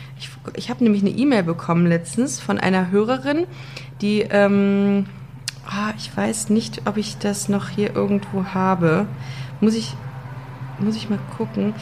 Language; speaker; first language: German; native; German